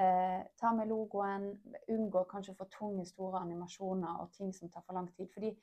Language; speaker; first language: Norwegian; native; Norwegian